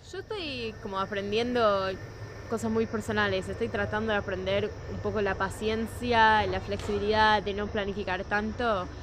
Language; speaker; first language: Spanish; non-native, fluent; English